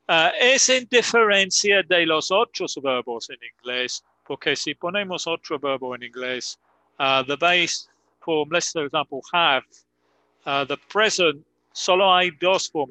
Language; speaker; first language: Spanish; non-native, fluent; English